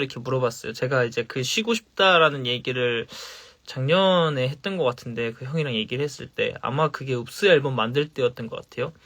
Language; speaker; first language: Korean; native; Korean